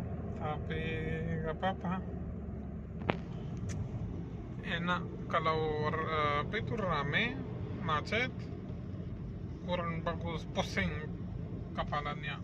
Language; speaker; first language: Indonesian; non-native, learner; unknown